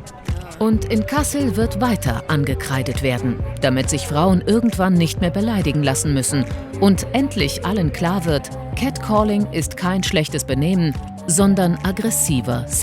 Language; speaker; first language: German; native; German